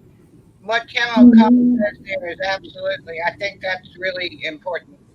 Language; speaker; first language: English; native; English